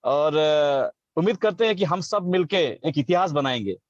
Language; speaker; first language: Hindi; non-native, local second language; Assamese